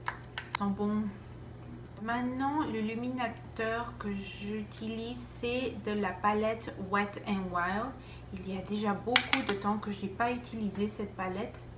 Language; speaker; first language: French; non-native, fluent; Spanish